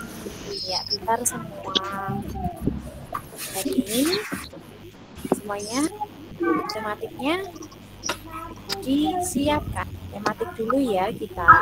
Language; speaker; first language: Indonesian; native; Indonesian